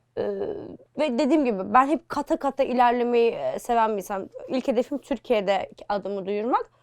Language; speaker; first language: Turkish; native; Turkish